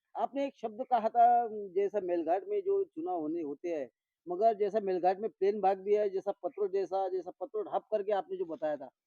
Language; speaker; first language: Hindi; non-native, local second language; Marathi